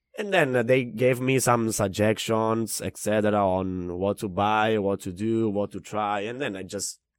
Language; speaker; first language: English; non-native, fluent; Italian